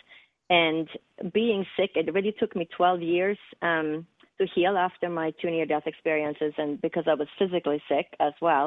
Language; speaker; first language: English; non-native, fluent; Swedish